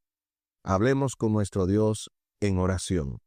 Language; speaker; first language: Spanish; native; Spanish